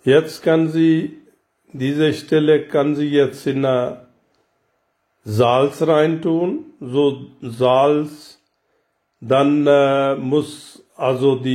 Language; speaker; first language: German; non-native, learner; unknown